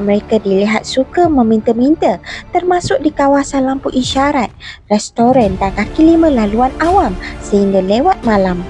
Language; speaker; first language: Malay; native; Malay